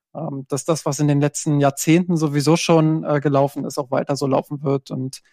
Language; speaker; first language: German; native; German